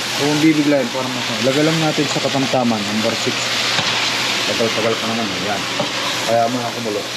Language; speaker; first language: Filipino; non-native, local second language; Iloko